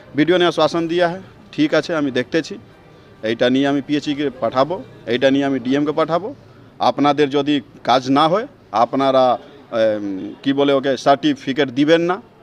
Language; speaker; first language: Hindi; native; Hindi